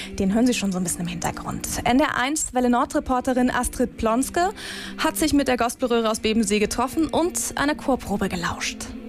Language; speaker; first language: German; native; German